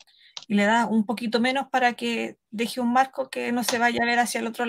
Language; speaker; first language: Spanish; native; Spanish